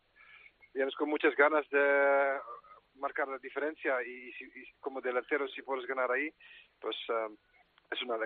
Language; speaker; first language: Spanish; non-native, fluent; Dutch